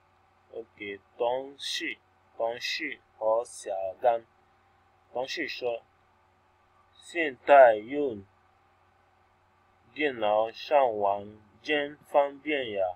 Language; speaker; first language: Chinese; non-native, learner; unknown